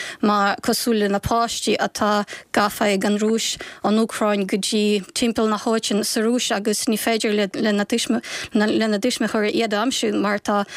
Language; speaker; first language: Irish; non-native, fluent; Ukrainian